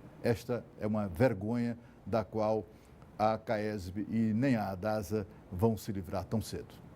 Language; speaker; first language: Portuguese; native; Portuguese